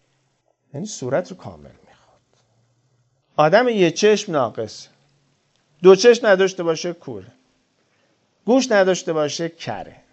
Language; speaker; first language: Persian; native; Persian